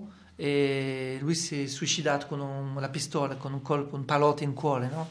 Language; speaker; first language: Italian; non-native, fluent; French